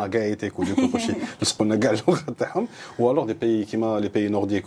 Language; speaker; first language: French; non-native, local second language; Arabic